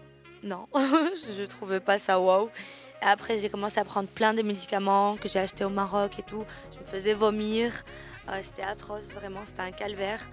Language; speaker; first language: French; native; French